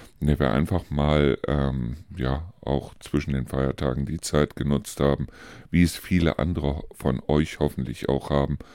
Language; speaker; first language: German; native; German